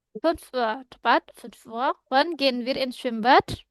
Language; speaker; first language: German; non-native, fluent; Indonesian